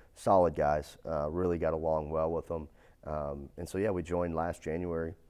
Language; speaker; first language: English; native; English